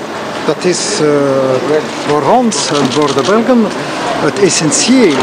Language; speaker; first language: Dutch; non-native, local second language; French